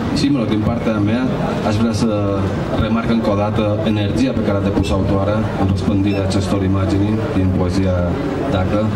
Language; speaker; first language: Romanian; non-native, fluent; Catalan